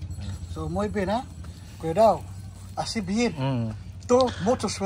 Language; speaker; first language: Spanish; non-native, learner; Filipino